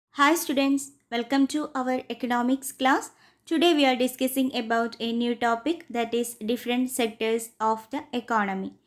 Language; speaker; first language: English; non-native, local second language; Malayalam